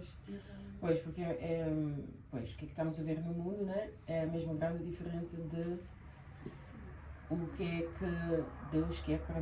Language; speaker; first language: Portuguese; early bilingual, heritage; Portuguese